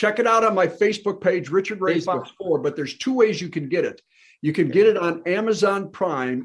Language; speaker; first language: English; native; English